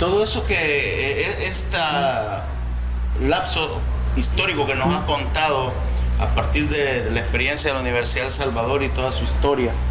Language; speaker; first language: Spanish; native; Spanish